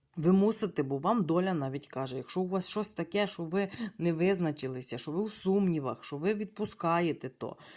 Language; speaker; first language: Ukrainian; non-native, local second language; Russian